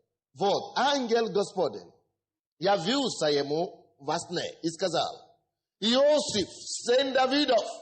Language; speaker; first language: Russian; non-native, fluent; Yoruba